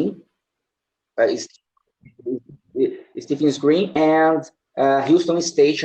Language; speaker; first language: English; non-native, learner; Portuguese